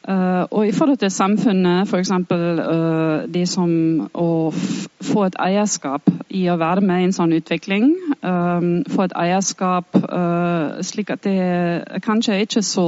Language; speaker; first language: Norwegian; non-native, fluent; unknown